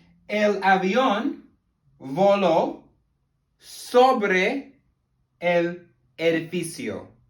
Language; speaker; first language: Spanish; non-native, learner; English